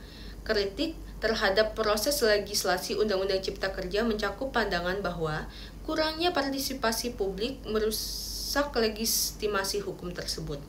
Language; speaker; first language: Indonesian; native; Indonesian